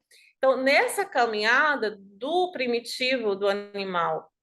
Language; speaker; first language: Portuguese; native; Portuguese